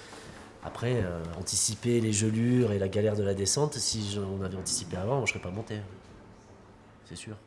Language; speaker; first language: French; native; French